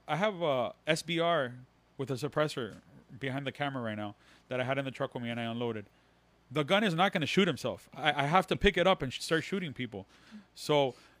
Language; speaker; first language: English; early bilingual, other home language; Spanish